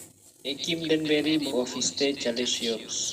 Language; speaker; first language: Turkish; non-native, fluent; Indonesian